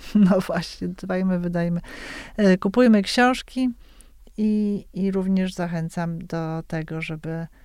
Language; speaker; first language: Polish; native; Polish